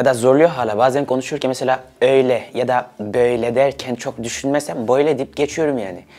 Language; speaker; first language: Turkish; early bilingual, other home language; Swahili